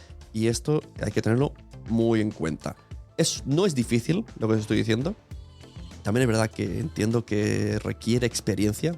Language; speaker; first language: Spanish; native; Spanish